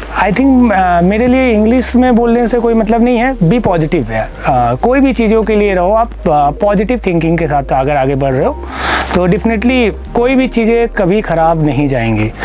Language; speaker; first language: Hindi; native; Hindi